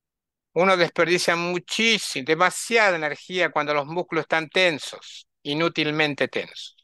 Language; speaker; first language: Spanish; native; Spanish